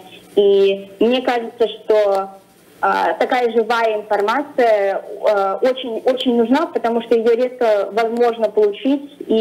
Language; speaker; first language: Russian; early bilingual, other home language; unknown